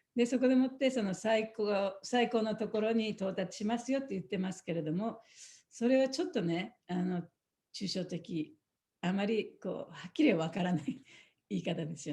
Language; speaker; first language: Japanese; native; Japanese